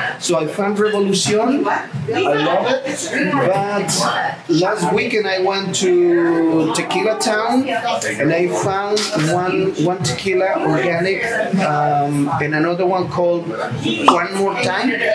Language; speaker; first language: English; non-native, fluent; Spanish